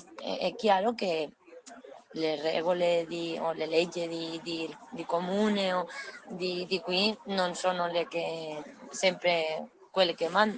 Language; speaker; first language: Italian; non-native, learner; Spanish